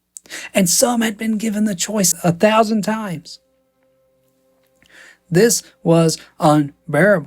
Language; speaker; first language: English; native; English